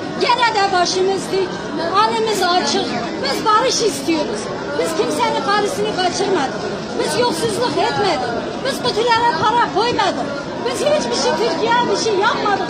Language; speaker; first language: Turkish; non-native, local second language; Kurdish